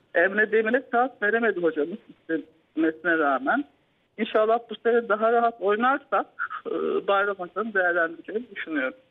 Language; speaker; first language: Turkish; native; Turkish